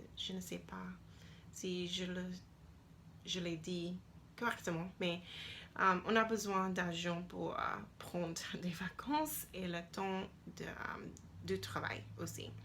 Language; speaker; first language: French; non-native, learner; English